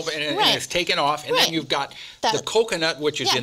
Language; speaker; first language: English; native; English